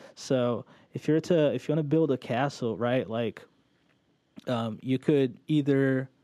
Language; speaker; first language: English; early bilingual, other home language; Portuguese